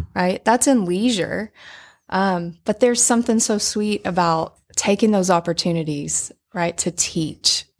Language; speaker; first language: English; native; English